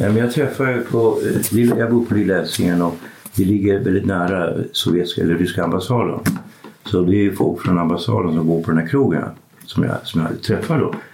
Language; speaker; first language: Swedish; native; Swedish